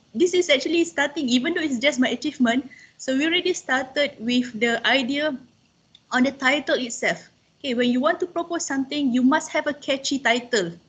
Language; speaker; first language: English; non-native, local second language; Malay